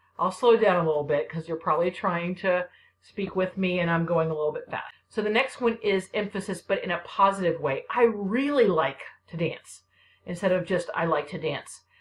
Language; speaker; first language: English; native; English